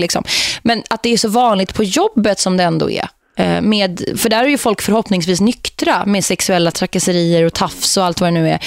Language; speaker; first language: Swedish; native; Swedish